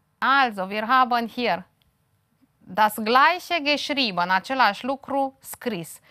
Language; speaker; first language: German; non-native, fluent; Romanian